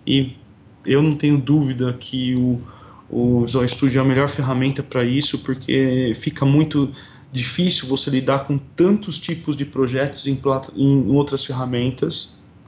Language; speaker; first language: Portuguese; native; Portuguese